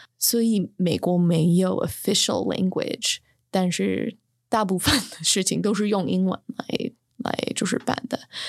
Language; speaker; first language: Chinese; non-native, fluent; English